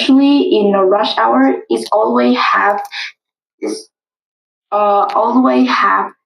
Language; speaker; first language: English; non-native, learner; Vietnamese